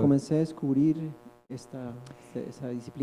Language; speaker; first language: Spanish; native; Spanish